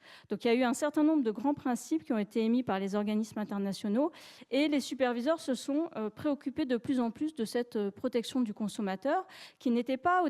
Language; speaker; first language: French; native; French